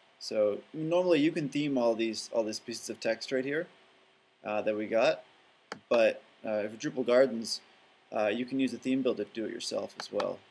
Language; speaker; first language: English; native; English